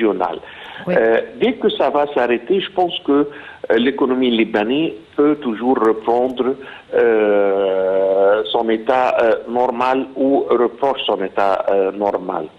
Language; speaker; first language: French; non-native, fluent; Arabic